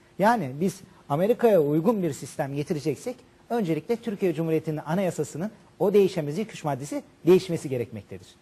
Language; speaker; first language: Turkish; native; Turkish